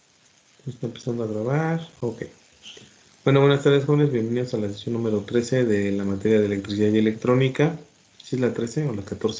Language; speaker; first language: Spanish; native; Spanish